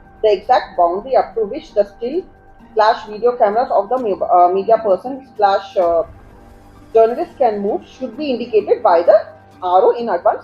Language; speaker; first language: English; non-native, local second language; Bangla